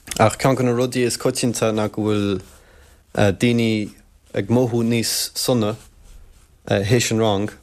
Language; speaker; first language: Irish; early bilingual, other home language; French